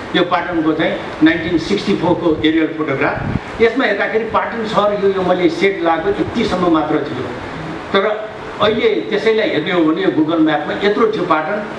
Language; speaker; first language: Nepali; non-native, local second language; Newari